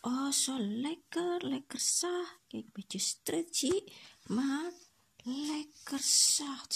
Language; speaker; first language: Dutch; non-native, local second language; Indonesian